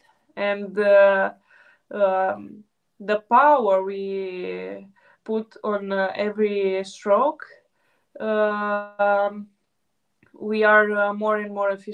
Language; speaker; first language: English; non-native, fluent; Romanian